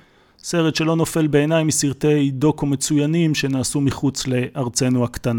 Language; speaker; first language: Hebrew; native; Hebrew